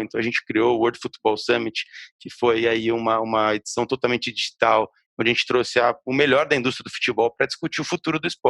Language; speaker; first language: Portuguese; native; Portuguese